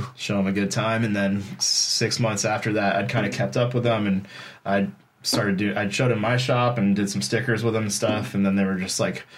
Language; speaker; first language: English; native; English